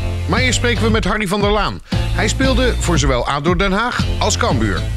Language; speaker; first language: Dutch; native; Dutch